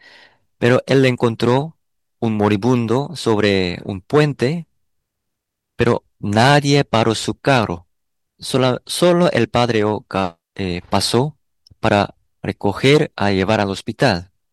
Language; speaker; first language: Spanish; non-native, learner; Korean